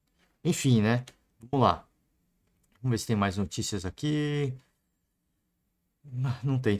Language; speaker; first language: Portuguese; native; Portuguese